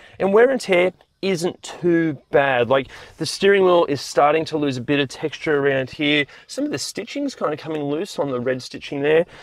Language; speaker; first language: English; native; English